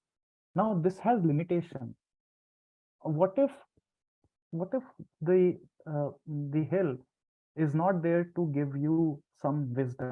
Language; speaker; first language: English; non-native, local second language; Hindi